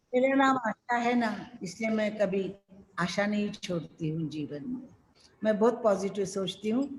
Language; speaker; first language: Hindi; non-native, local second language; Marathi